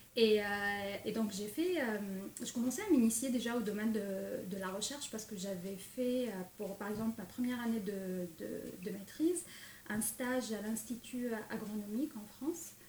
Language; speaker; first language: French; non-native, local second language; Arabic